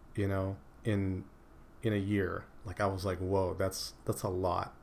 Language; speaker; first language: English; early bilingual, other home language; Filipino